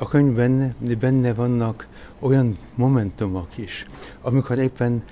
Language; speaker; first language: Hungarian; non-native, fluent; Polish